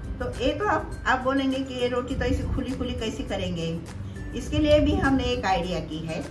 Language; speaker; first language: Hindi; non-native, local second language; Marathi